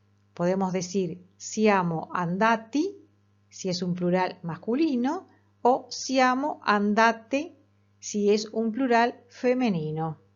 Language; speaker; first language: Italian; non-native, fluent; Spanish